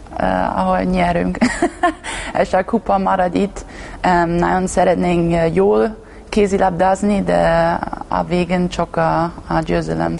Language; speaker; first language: Hungarian; non-native, learner; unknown